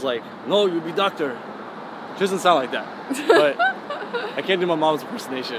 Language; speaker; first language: English; early bilingual, other home language; Persian